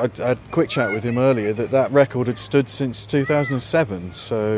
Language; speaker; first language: English; native; English